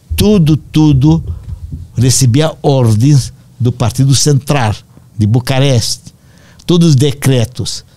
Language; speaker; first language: Portuguese; non-native, fluent; Romanian